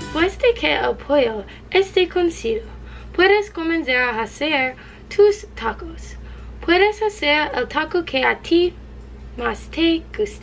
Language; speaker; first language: Spanish; non-native, learner; English